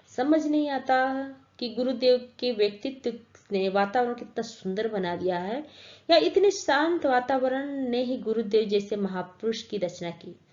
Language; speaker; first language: Hindi; native; Hindi